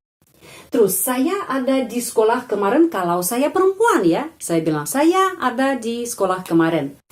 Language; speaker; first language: Indonesian; non-native, fluent; Russian